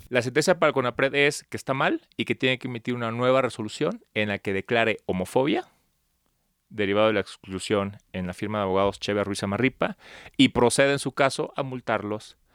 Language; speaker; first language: Spanish; native; Spanish